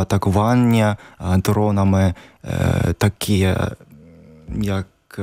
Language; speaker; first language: Ukrainian; non-native, learner; Japanese